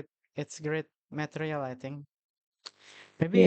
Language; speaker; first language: English; non-native, learner; Indonesian